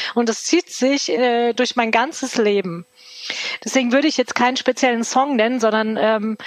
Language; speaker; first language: German; early bilingual, other home language; Turkish